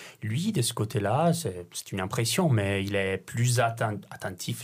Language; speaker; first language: French; non-native, fluent; Italian